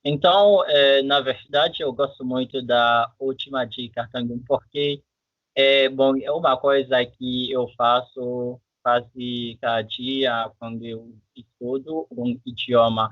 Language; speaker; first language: Portuguese; non-native, fluent; French